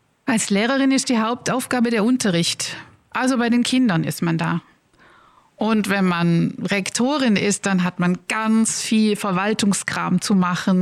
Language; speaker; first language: German; native; German